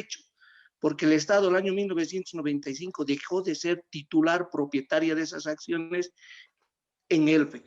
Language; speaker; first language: Spanish; native; Spanish